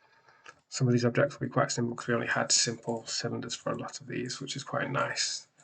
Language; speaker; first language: English; native; English